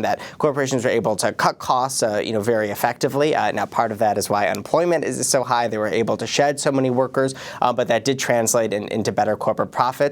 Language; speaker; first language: English; native; English